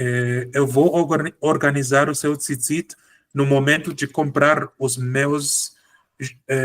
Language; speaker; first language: Portuguese; non-native, fluent; Spanish